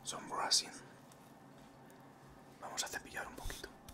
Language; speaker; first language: English; non-native, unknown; Spanish